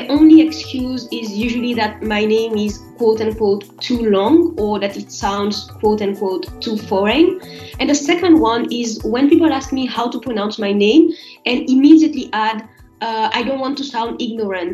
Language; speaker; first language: English; non-native, fluent; French